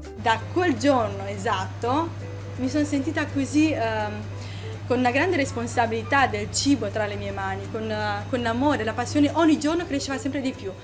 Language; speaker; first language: Italian; non-native, fluent; Romanian